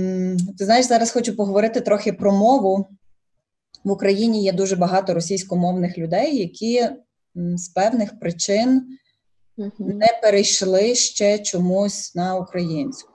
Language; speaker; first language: Ukrainian; native; Ukrainian